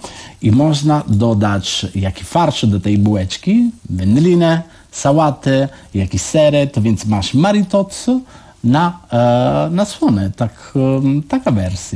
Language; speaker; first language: Polish; non-native, learner; Italian